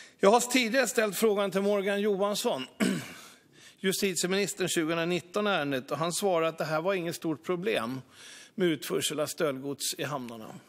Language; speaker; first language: Swedish; native; Swedish